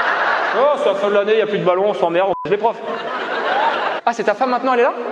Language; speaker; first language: French; native; French